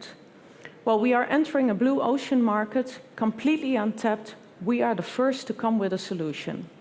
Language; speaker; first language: English; non-native, fluent; Dutch